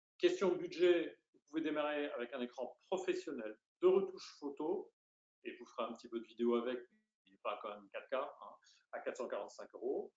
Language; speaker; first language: French; native; French